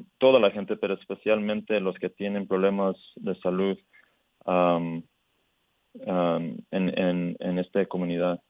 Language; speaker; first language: Spanish; early bilingual, heritage; Spanish